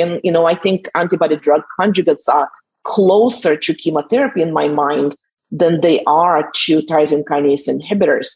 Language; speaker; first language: English; non-native, fluent; Russian